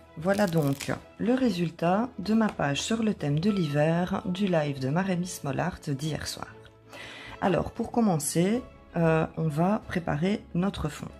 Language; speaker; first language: French; native; French